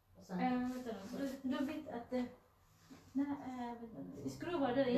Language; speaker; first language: Swedish; non-native, learner; Cebuano